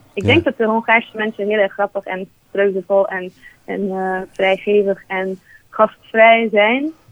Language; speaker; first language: Dutch; non-native, fluent; Hungarian